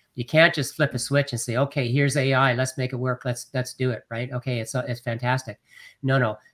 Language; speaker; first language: English; native; English